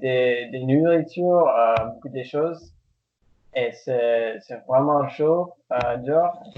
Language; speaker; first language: French; non-native, learner; English